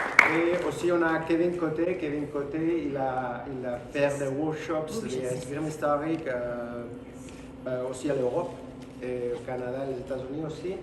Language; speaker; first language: French; non-native, fluent; Spanish